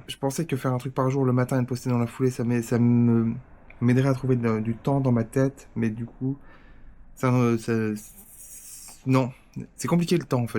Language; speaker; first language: French; native; French